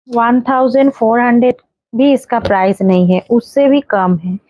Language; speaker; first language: Hindi; non-native, local second language; Bangla